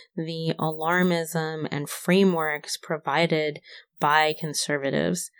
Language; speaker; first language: English; native; English